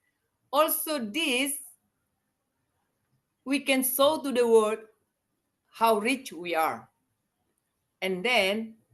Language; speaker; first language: English; non-native, learner; Indonesian